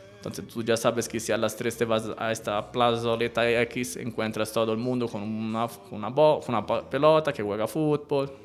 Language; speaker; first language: Spanish; non-native, fluent; Italian